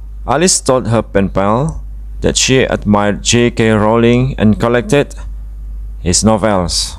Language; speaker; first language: English; non-native, fluent; Indonesian